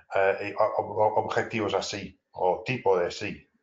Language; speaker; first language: Spanish; non-native, fluent; English